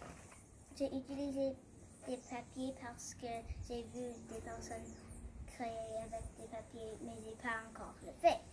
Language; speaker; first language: French; non-native, learner; English